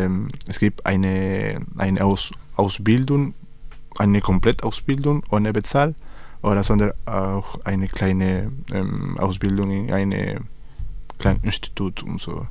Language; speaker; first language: German; non-native, learner; Spanish